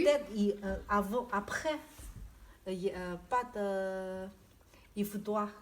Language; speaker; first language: French; non-native, learner; Chinese